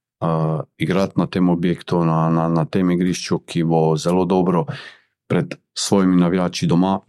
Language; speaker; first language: Slovenian; early bilingual, other home language; Bosnian